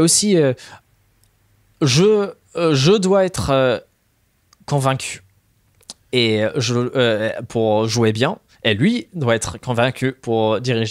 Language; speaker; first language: French; non-native, fluent; English